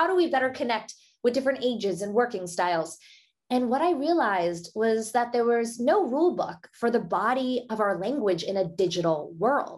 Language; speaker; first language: English; early bilingual, other home language; Hindi